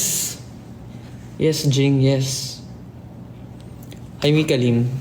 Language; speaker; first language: English; non-native, local second language; Filipino